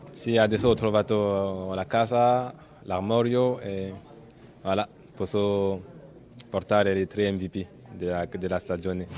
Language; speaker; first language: Italian; non-native, fluent; French